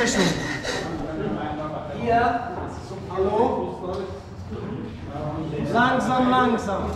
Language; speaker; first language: German; non-native, learner; Arabic